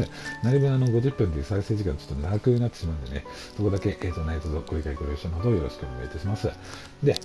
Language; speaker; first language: Japanese; native; Japanese